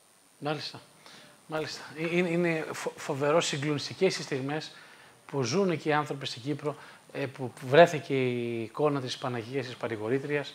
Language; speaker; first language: Greek; native; Greek